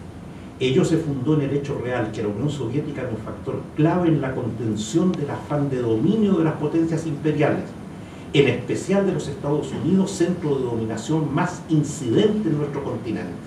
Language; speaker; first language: Spanish; native; Spanish